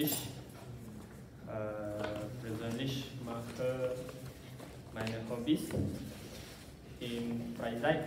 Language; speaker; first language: German; non-native, learner; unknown